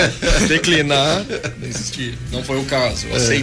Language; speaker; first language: Portuguese; native; Portuguese